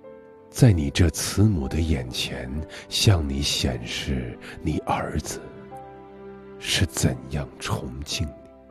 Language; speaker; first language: Chinese; native; Chinese